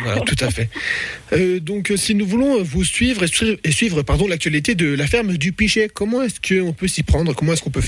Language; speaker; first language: French; native; French